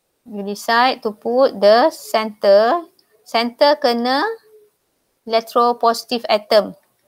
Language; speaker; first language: English; non-native, local second language; Malay